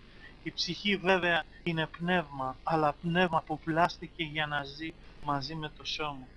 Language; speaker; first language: Greek; native; Greek